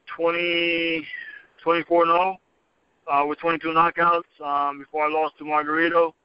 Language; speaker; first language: English; native; English